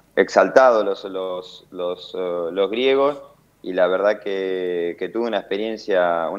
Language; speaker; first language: Spanish; native; Spanish